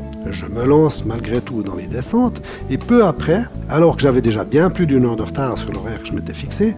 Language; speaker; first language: French; native; French